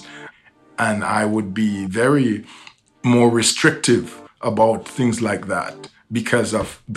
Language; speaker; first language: English; non-native, local second language; Jamaican Creole English